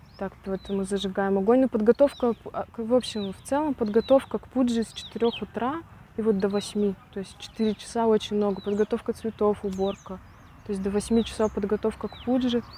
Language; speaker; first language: Russian; native; Russian